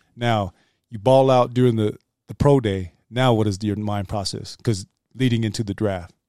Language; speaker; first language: English; native; English